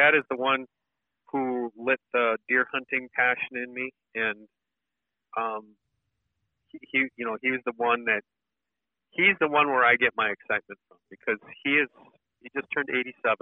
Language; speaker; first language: English; native; English